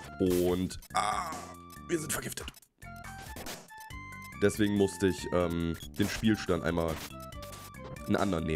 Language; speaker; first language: German; native; German